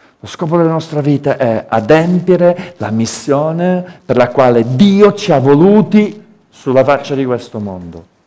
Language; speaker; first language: Italian; native; Italian